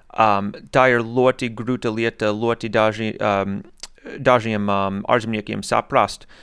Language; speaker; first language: Latvian; non-native, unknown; English